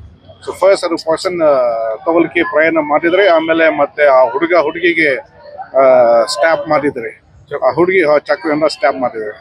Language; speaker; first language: Kannada; non-native, local second language; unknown